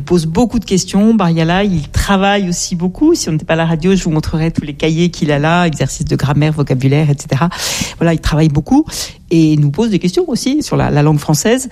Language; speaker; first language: French; native; French